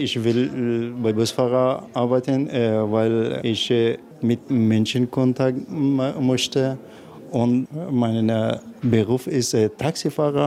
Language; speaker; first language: German; non-native, learner; Arabic